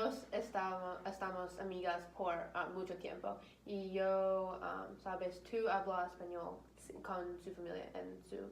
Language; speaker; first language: Spanish; non-native, learner; English